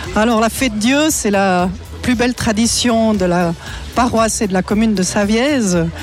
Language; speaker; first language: French; native; French